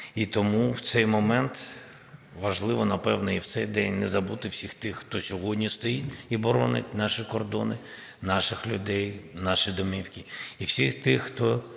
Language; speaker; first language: Ukrainian; non-native, local second language; Russian